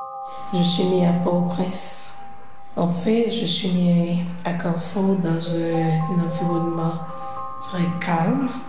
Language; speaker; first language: French; non-native, local second language; Haitian Creole